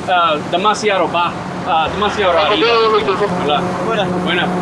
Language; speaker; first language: Spanish; non-native, learner; English